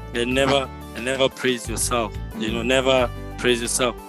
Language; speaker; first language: English; non-native, local second language; Tswana